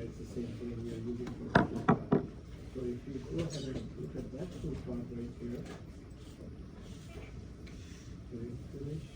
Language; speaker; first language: English; non-native, fluent; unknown